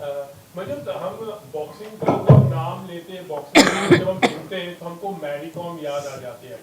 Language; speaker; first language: Hindi; native; Hindi